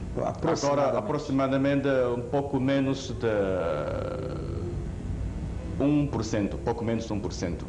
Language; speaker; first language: Portuguese; non-native, fluent; Chinese